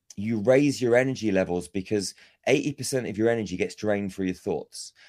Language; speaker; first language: English; native; English